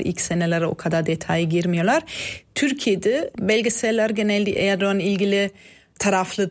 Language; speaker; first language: Turkish; non-native, fluent; German